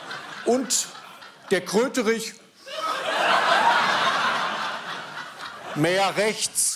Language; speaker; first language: German; native; German